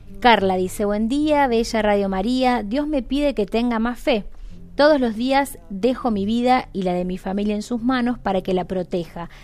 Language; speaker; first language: Spanish; native; Spanish